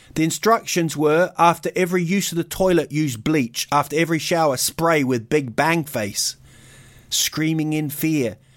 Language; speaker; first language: English; native; English